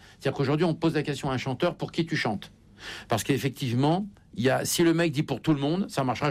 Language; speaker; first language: French; native; French